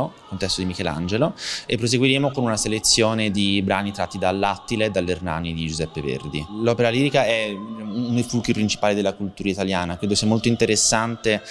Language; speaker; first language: Italian; native; Italian